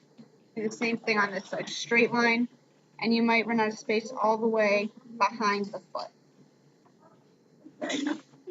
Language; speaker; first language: English; native; English